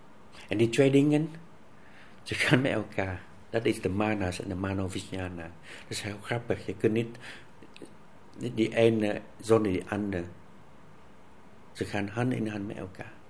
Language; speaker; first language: Dutch; non-native, fluent; Vietnamese